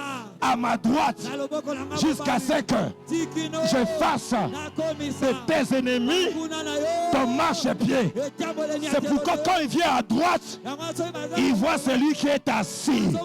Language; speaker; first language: French; non-native, local second language; Lingala